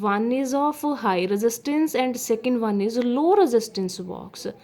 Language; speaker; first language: English; non-native, local second language; Punjabi